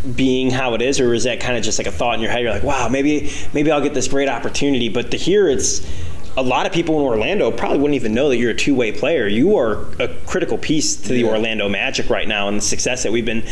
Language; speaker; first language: English; native; English